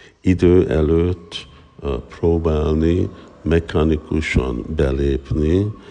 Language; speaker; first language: Hungarian; early bilingual, heritage; Hungarian